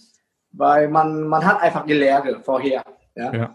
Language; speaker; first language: German; non-native, fluent; Vietnamese